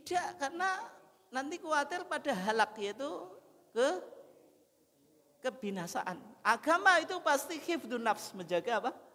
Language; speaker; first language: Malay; non-native, local second language; Javanese